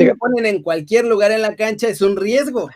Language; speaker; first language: Spanish; native; Spanish